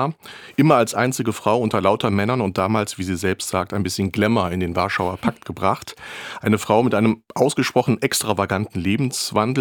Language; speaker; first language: German; native; German